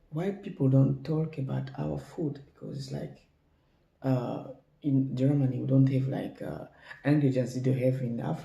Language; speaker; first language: English; non-native, learner; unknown